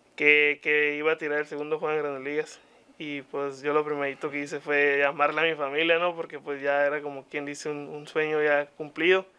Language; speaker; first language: Spanish; native; Spanish